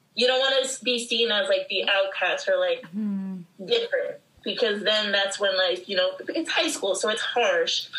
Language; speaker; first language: English; early bilingual, other home language; Spanish